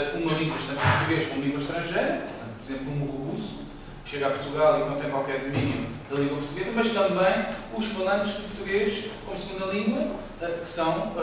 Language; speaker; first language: Portuguese; native; Portuguese